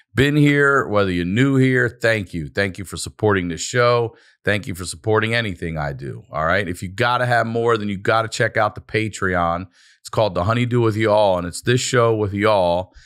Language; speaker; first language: English; native; English